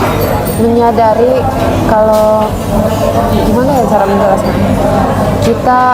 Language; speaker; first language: Indonesian; non-native, fluent; Finnish